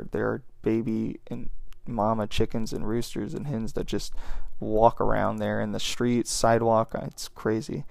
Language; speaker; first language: English; native; English